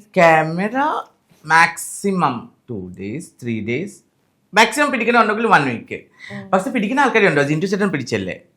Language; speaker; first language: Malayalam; non-native, fluent; Assamese